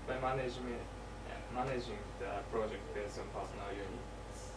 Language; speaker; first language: English; non-native, learner; Japanese